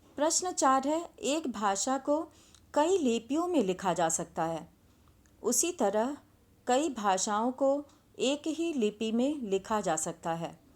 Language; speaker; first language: Hindi; native; Hindi